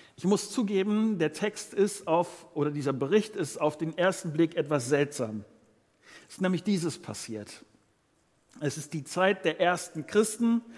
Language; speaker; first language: German; native; German